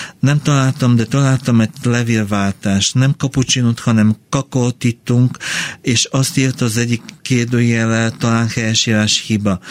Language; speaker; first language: Hungarian; non-native, fluent; Bulgarian